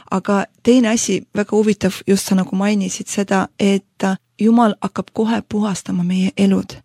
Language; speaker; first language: Estonian; non-native, local second language; Russian